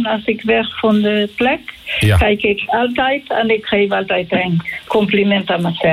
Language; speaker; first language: Dutch; non-native, fluent; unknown